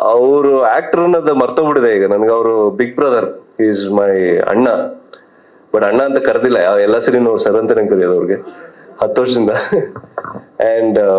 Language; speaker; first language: Kannada; native; Kannada